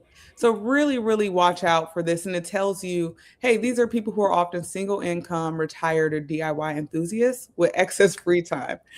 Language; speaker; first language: English; native; English